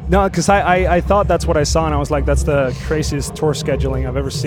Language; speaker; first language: English; non-native, fluent; Danish